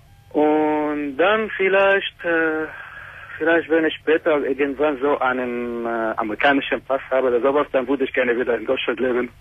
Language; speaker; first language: German; non-native, fluent; Arabic